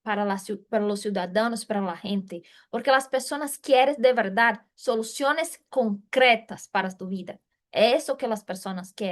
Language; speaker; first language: Spanish; non-native, fluent; Portuguese